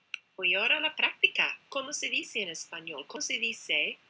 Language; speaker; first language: Spanish; non-native, fluent; English